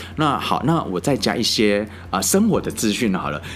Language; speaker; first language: Chinese; non-native, fluent; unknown